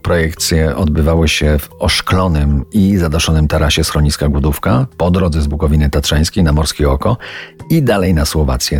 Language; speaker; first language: Polish; native; Polish